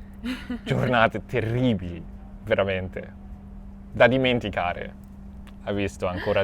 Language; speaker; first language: Italian; non-native, fluent; English